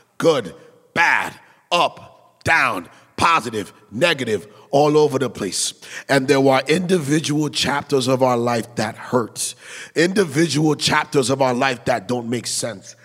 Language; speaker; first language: English; early bilingual, other home language; Haitian Creole